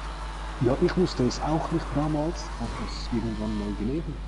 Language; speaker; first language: German; native; German